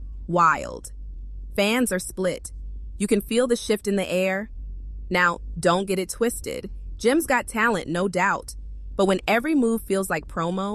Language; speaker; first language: English; native; English